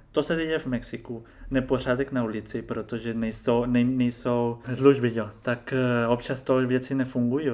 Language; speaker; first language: Czech; non-native, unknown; Spanish